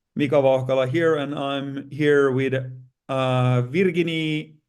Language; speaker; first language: English; non-native, fluent; Finnish